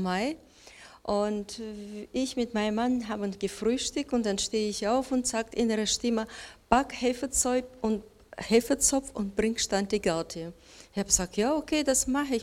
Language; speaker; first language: German; non-native, learner; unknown